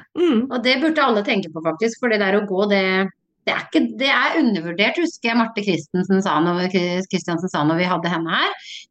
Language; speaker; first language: Norwegian; native; Norwegian